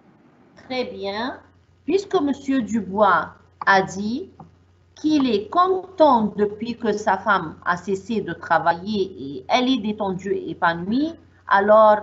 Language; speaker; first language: French; non-native, fluent; Arabic